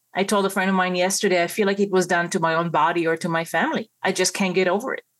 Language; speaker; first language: English; non-native, fluent; Hebrew